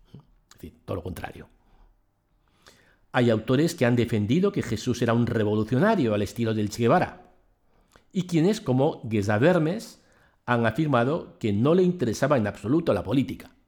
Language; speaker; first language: Spanish; native; Spanish